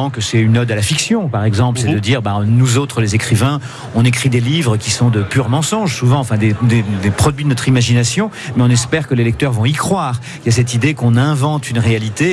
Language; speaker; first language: French; native; French